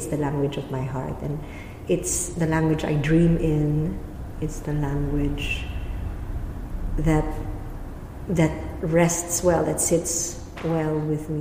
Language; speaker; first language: English; native; English